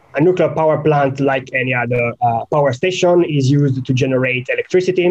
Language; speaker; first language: English; non-native, fluent; Italian